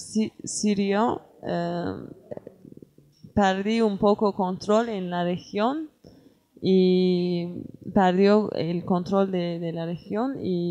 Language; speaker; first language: Spanish; non-native, learner; Kurdish